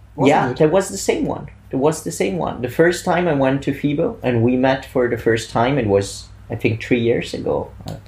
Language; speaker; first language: English; non-native, fluent; Italian